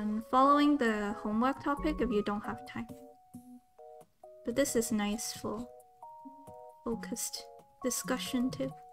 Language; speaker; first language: English; non-native, local second language; Cantonese